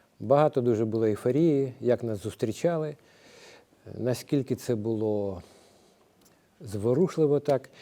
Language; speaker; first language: Ukrainian; non-native, local second language; Russian